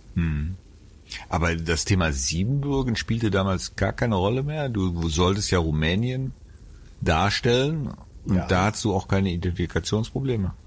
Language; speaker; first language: German; native; German